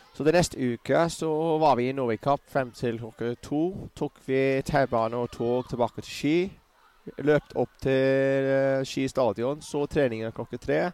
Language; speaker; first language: Norwegian; non-native, fluent; English